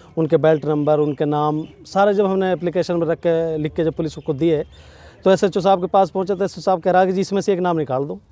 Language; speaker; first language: Hindi; native; Hindi